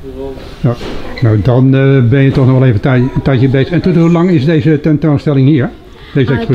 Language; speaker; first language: Dutch; native; Dutch